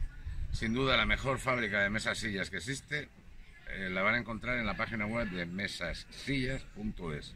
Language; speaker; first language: Spanish; native; Spanish